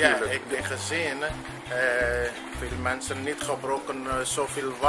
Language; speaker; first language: Dutch; non-native, learner; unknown